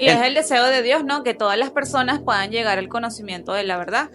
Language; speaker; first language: Spanish; native; Spanish